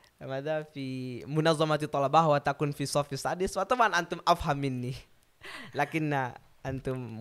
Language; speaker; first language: Arabic; non-native, learner; Indonesian